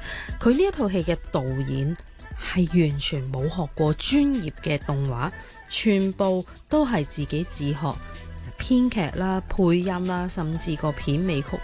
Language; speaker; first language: Cantonese; native; Cantonese